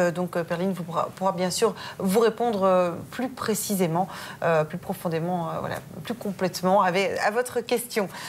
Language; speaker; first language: French; native; French